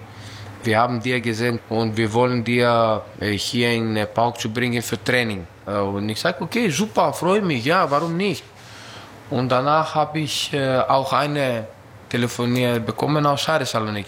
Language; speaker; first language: German; non-native, fluent; Greek